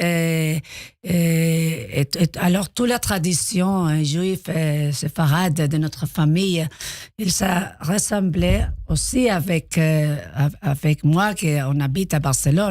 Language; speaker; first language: French; non-native, learner; Spanish